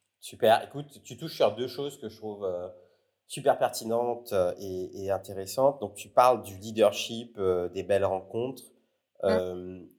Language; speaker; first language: French; native; French